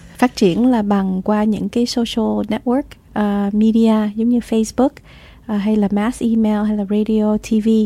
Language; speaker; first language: Vietnamese; early bilingual, heritage; Vietnamese